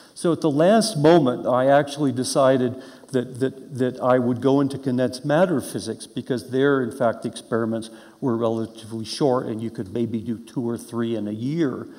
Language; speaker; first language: English; native; English